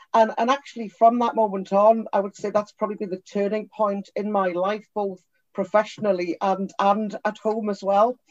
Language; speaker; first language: English; native; English